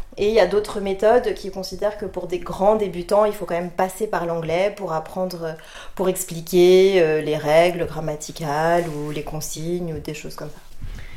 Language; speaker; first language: French; native; French